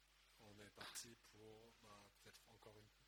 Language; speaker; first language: French; native; French